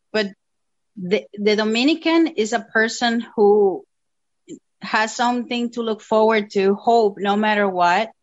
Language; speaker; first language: English; non-native, fluent; Spanish